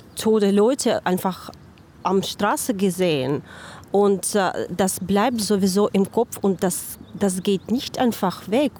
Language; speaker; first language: German; non-native, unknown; Ukrainian